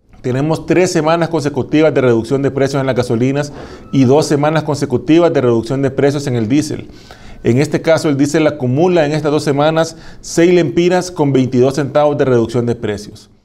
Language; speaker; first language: Spanish; native; Spanish